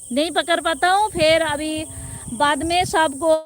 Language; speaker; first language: Hindi; non-native, local second language; Bangla